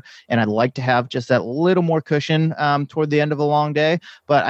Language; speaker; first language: English; native; English